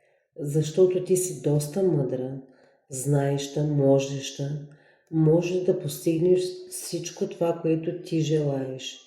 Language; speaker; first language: Bulgarian; native; Bulgarian